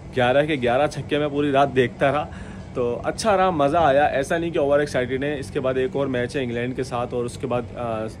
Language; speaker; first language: Urdu; native; Urdu